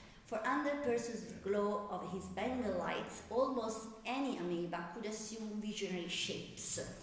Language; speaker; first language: English; non-native, fluent; Italian